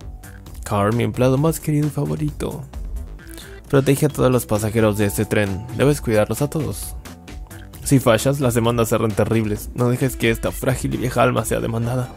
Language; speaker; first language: Spanish; native; Spanish